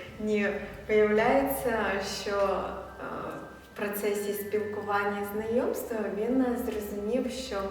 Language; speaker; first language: Ukrainian; non-native, fluent; Chinese